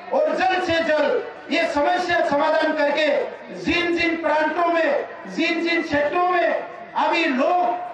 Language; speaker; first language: Hindi; non-native, local second language; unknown